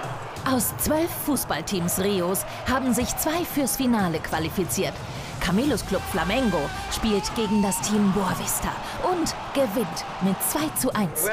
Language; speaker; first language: German; native; German